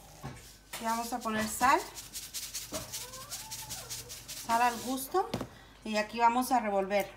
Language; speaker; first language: Spanish; native; Spanish